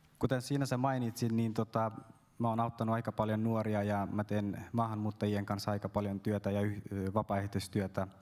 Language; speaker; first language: Finnish; early bilingual, other home language; Persian